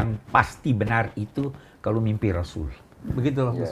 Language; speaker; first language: Indonesian; native; Indonesian